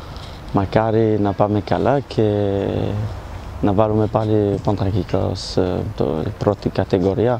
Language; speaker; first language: Greek; non-native, learner; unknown